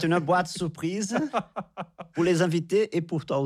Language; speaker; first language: French; non-native, fluent; Portuguese